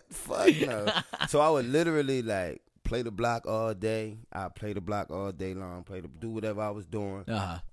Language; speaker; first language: English; native; English